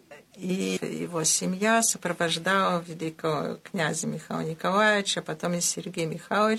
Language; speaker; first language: Russian; early bilingual, heritage; Russian